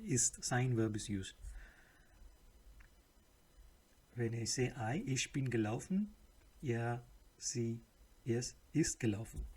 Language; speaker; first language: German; non-native, learner; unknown